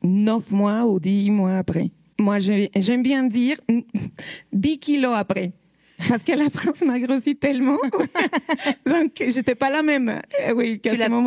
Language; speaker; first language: French; non-native, fluent; Spanish